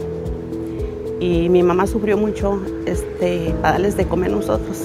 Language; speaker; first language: Spanish; non-native, local second language; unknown